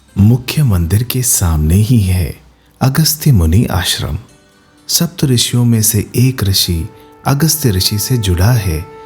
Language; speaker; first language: Hindi; native; Hindi